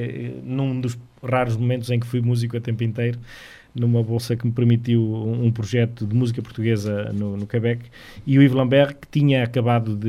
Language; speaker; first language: Portuguese; native; Portuguese